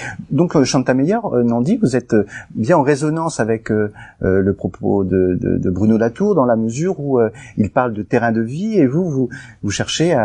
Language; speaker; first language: French; native; French